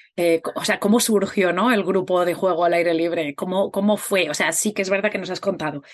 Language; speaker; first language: Spanish; native; Spanish